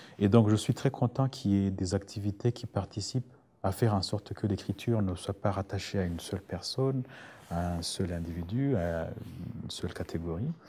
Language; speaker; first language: French; non-native, local second language; Rundi